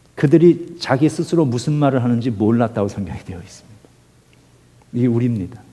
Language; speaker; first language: Korean; native; Korean